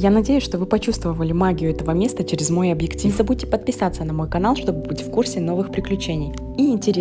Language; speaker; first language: Russian; native; Russian